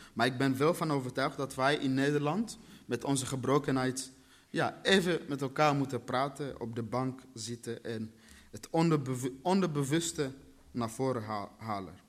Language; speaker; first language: Dutch; early bilingual, other home language; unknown